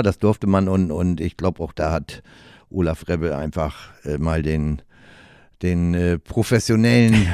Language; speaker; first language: German; native; German